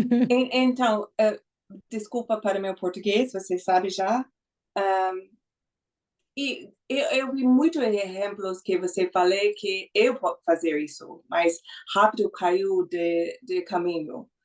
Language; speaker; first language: Portuguese; non-native, learner; English